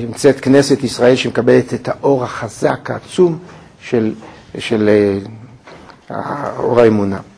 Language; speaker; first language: Hebrew; native; Hebrew